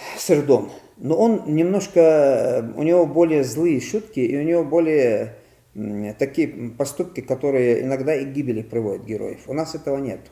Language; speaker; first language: Russian; non-native, local second language; Ingush